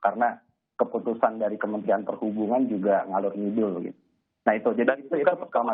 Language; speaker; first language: Indonesian; native; Indonesian